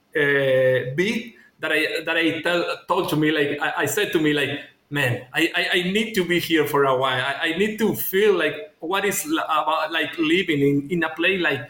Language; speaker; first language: English; non-native, fluent; Spanish